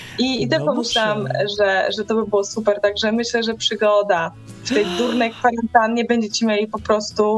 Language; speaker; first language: Polish; native; Polish